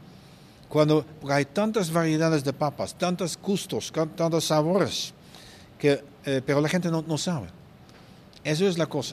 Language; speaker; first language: Spanish; non-native, fluent; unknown